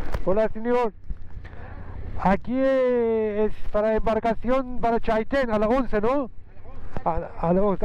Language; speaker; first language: Spanish; non-native, learner; Persian